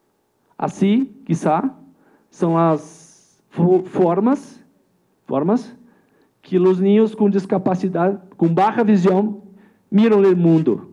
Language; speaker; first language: Spanish; non-native, learner; Portuguese